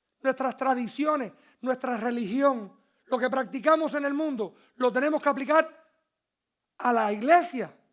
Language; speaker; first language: Spanish; early bilingual, heritage; Spanish